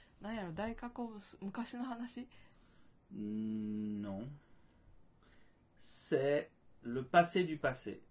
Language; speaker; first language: Japanese; non-native, fluent; French